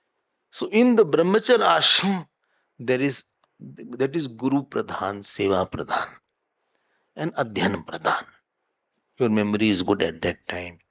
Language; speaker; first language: English; non-native, local second language; Hindi